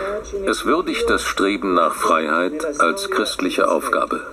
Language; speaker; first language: German; native; German